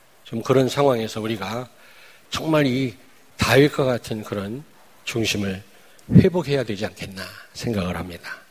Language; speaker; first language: Korean; native; Korean